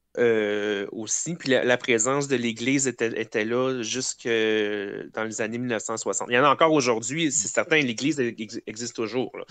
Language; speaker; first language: French; native; French